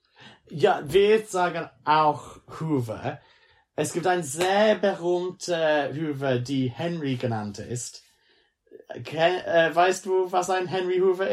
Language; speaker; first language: German; non-native, learner; English